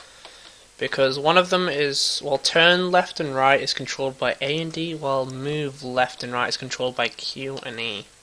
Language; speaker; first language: English; native; English